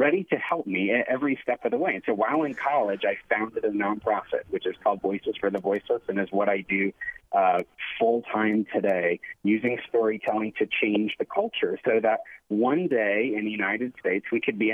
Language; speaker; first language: English; native; English